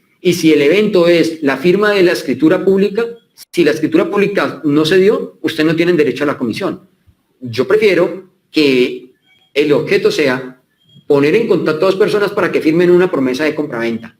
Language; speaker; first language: Spanish; native; Spanish